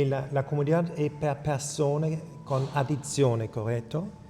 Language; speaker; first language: Italian; non-native, fluent; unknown